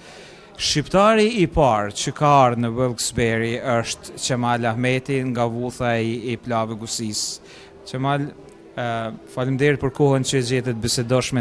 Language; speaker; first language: Albanian; native; Albanian